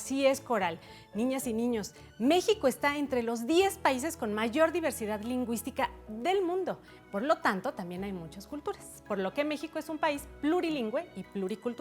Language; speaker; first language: Spanish; native; Spanish